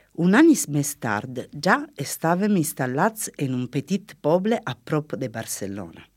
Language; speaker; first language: Catalan; non-native, learner; Italian